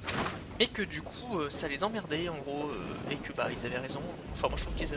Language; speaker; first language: French; native; French